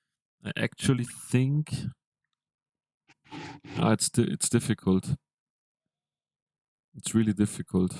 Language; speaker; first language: English; non-native, fluent; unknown